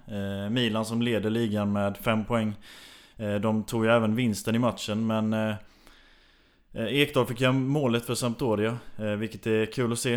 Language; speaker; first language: Swedish; native; Swedish